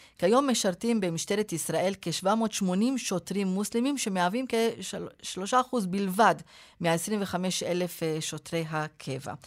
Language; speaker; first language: Hebrew; non-native, local second language; Arabic